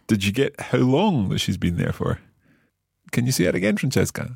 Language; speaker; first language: English; native; English